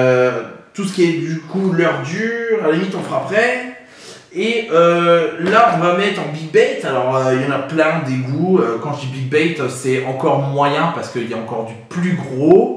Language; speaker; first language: French; native; French